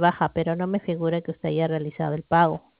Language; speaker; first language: Spanish; native; Spanish